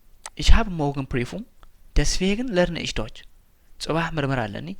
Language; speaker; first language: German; non-native, fluent; Tigrinya